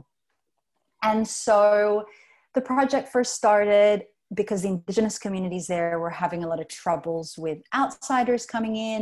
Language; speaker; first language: English; native; English